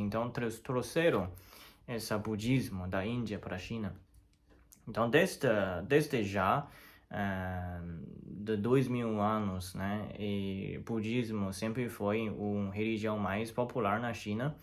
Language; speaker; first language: Portuguese; non-native, learner; Chinese